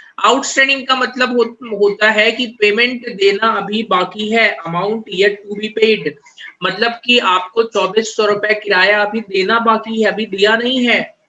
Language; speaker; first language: Hindi; native; Hindi